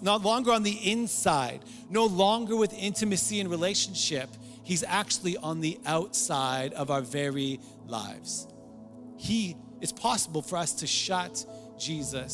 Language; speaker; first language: English; native; English